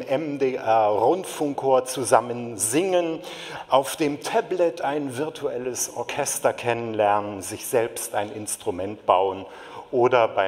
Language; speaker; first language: German; native; German